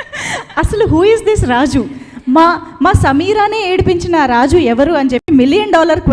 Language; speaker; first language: Telugu; native; Telugu